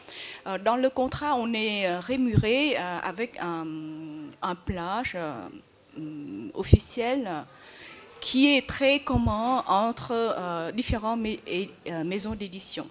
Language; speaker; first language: French; non-native, fluent; Vietnamese